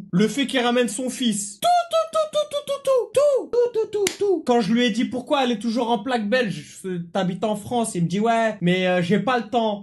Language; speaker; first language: French; native; French